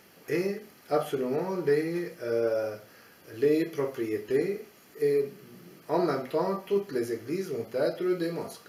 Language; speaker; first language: French; non-native, fluent; Aramaic